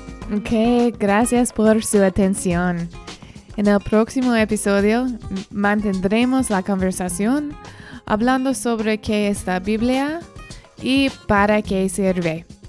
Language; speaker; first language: Spanish; non-native, learner; English